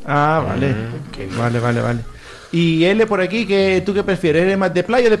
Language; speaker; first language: Spanish; native; Spanish